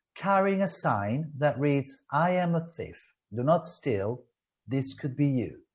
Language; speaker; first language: English; non-native, fluent; Italian